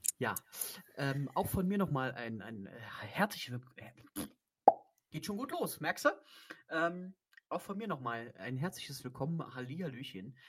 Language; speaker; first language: German; native; German